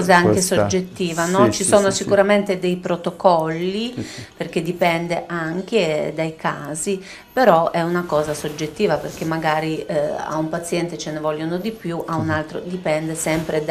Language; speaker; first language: Italian; native; Italian